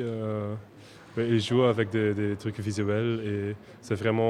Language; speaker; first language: French; non-native, local second language; Dutch